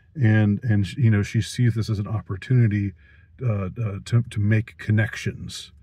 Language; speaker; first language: English; native; English